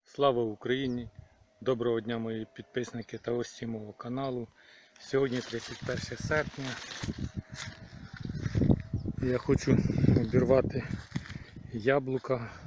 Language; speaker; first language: Ukrainian; native; Ukrainian